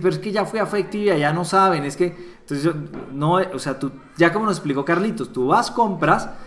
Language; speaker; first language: Spanish; native; Spanish